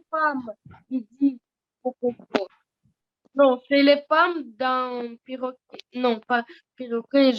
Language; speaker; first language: French; non-native, learner; Russian